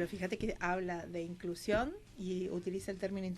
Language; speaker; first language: Spanish; native; Spanish